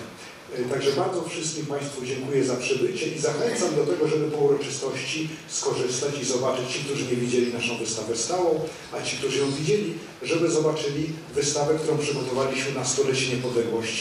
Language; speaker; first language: Polish; native; Polish